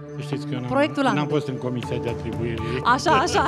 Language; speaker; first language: Romanian; native; Romanian